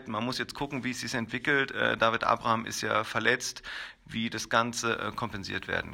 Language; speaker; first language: German; native; German